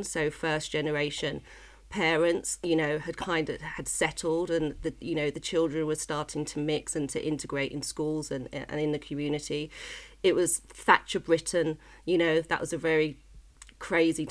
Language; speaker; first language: English; native; English